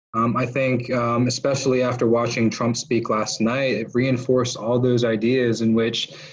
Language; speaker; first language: English; native; English